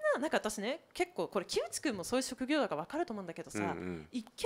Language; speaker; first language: Japanese; native; Japanese